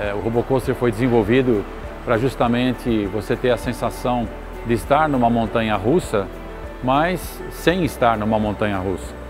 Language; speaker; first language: Portuguese; early bilingual, other home language; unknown